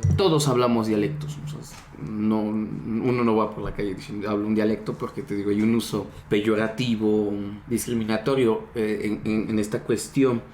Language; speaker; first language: Spanish; non-native, local second language; Yucateco